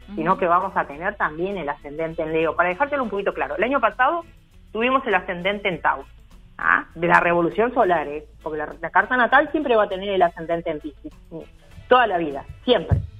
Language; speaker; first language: Spanish; native; Spanish